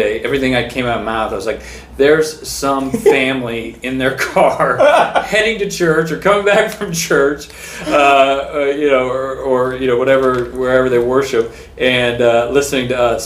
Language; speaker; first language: English; native; English